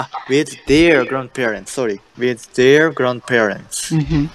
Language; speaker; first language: English; non-native, learner; Japanese